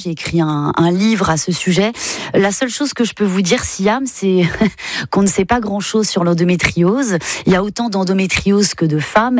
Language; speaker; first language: French; native; French